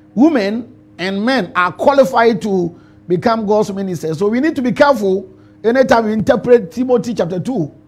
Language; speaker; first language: English; non-native, local second language; Ewe